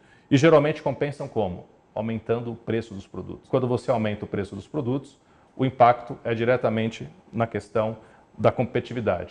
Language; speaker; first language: Portuguese; native; Portuguese